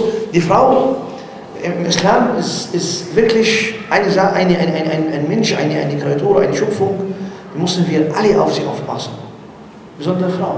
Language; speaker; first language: German; non-native, learner; Arabic